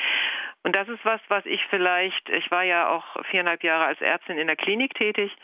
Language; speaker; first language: German; native; German